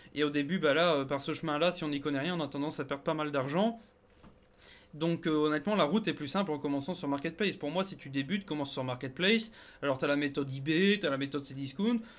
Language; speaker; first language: French; native; French